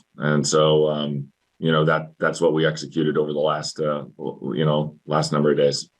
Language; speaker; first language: English; native; English